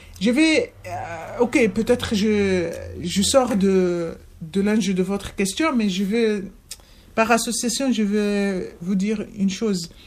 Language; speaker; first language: French; non-native, fluent; Arabic